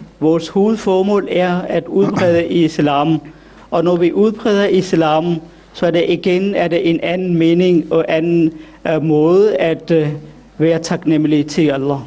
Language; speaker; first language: Danish; non-native, fluent; Urdu